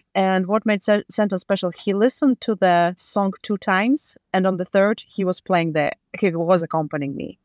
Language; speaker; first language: English; non-native, fluent; Latvian